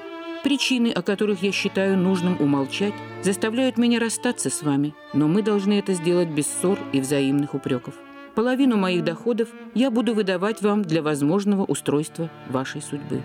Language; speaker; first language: Russian; native; Russian